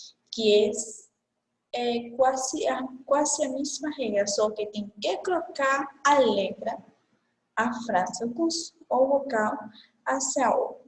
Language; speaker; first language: Portuguese; non-native, fluent; Spanish